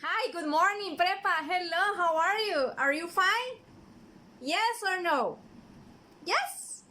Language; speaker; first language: English; non-native, fluent; Spanish